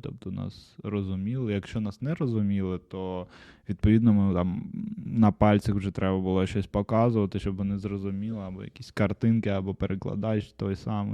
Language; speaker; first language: Ukrainian; non-native, local second language; Russian